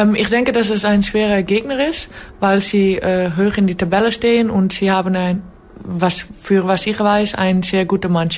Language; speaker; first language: German; non-native, learner; Dutch